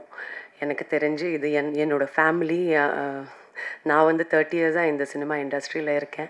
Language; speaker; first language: Tamil; non-native, fluent; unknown